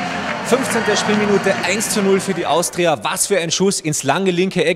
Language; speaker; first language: German; native; German